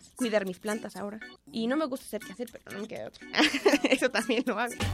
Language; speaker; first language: Spanish; native; Spanish